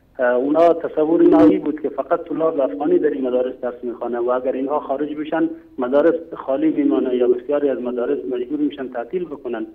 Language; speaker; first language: Persian; native; Persian